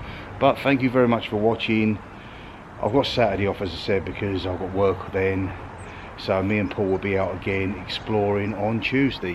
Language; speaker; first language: English; native; English